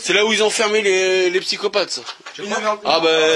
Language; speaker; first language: French; native; French